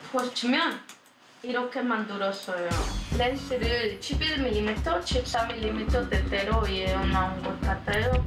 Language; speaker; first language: Korean; non-native, learner; Spanish